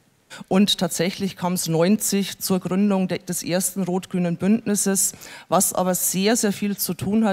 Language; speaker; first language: German; native; German